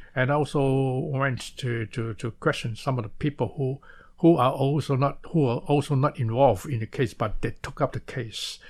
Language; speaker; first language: English; non-native, local second language; Cantonese